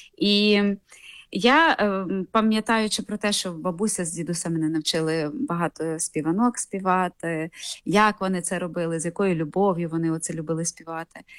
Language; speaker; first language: Ukrainian; native; Ukrainian